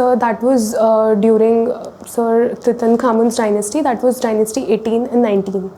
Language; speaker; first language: English; non-native, local second language; Hindi